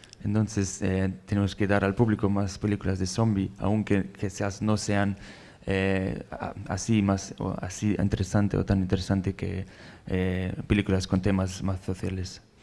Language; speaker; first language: Spanish; non-native, fluent; German